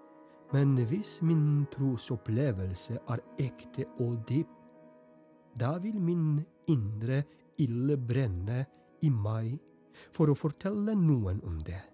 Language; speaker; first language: Norwegian; non-native, fluent; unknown